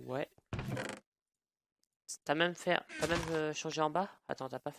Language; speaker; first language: French; native; French